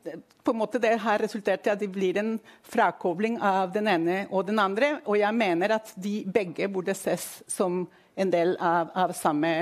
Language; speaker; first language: Norwegian; non-native, fluent; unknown